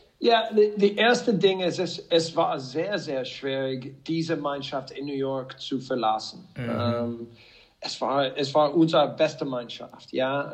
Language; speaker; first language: German; non-native, fluent; English